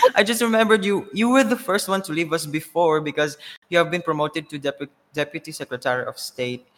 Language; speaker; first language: English; non-native, local second language; Filipino